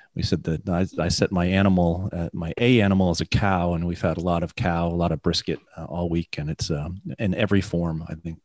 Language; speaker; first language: English; native; English